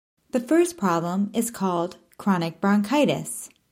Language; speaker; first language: English; native; English